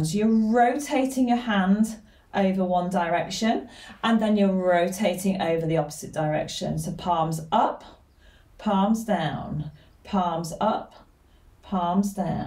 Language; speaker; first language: English; native; English